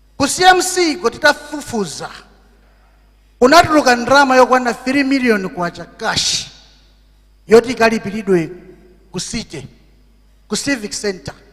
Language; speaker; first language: Nyanja; native; Nyanja